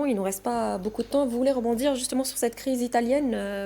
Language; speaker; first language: French; native; French